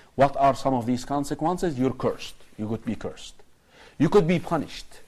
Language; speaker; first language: English; non-native, fluent; Arabic